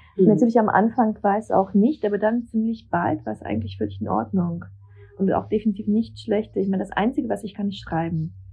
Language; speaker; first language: German; early bilingual, other home language; Russian